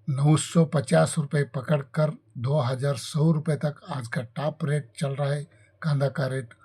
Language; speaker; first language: Hindi; non-native, local second language; Kannada